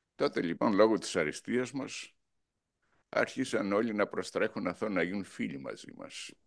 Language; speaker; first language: Greek; non-native, local second language; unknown